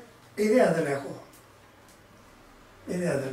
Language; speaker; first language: Greek; early bilingual, heritage; Greek